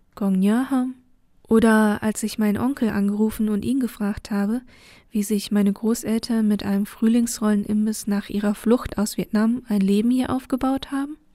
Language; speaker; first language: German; early bilingual, other home language; Vietnamese